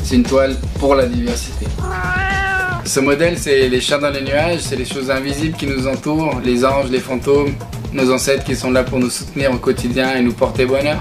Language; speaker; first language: French; non-native, fluent; Spanish